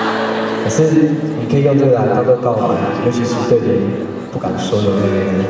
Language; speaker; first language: Chinese; non-native, local second language; Amis